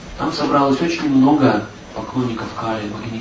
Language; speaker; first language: Russian; native; Russian